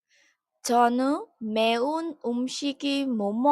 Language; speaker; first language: Korean; non-native, learner; Burmese